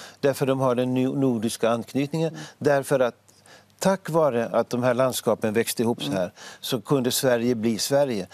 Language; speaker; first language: Swedish; native; Swedish